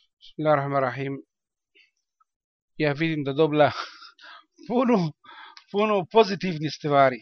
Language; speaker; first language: Bosnian; non-native, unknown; Arabic